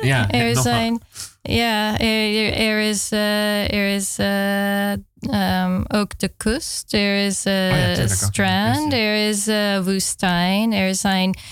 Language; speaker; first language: Dutch; non-native, fluent; English